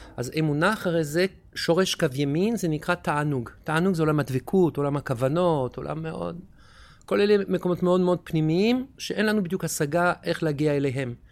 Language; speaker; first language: Hebrew; non-native, fluent; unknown